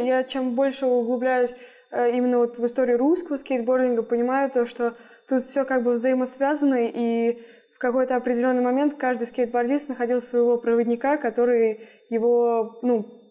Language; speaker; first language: Russian; native; Russian